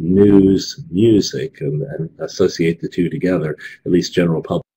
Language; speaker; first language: English; native; English